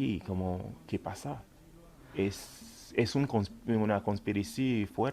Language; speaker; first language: Spanish; non-native, fluent; Haitian Creole